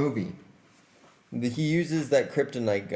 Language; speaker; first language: English; native; English